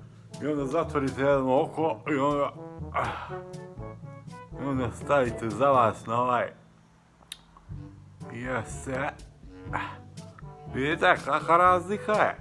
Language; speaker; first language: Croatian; non-native, local second language; Hungarian